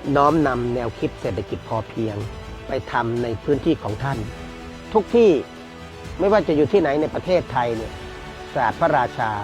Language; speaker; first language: Thai; native; Thai